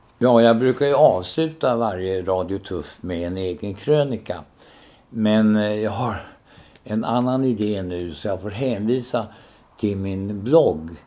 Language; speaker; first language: Swedish; native; Swedish